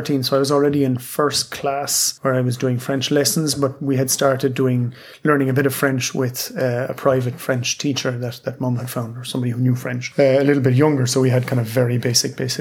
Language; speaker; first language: English; native; English